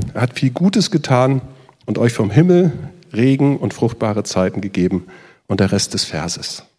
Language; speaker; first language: German; native; German